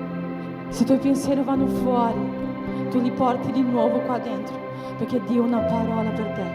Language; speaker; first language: Italian; non-native, fluent; Portuguese